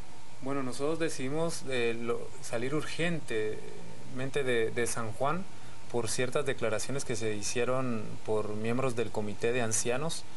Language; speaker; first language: Spanish; native; Spanish